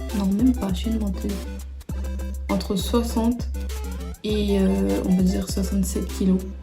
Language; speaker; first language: French; early bilingual, other home language; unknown